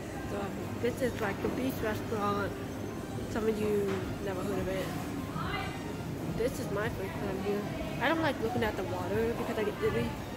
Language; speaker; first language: English; early bilingual, other home language; Thai